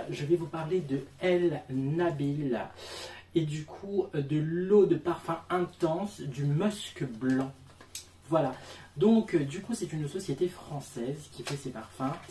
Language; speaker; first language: French; native; French